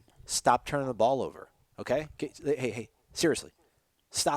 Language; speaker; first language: English; native; English